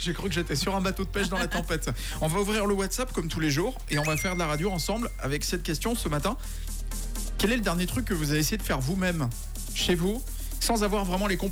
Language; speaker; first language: French; native; French